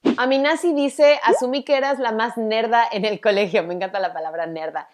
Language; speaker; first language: Spanish; early bilingual, other home language; English